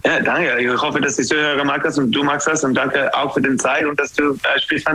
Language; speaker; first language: German; non-native, learner; English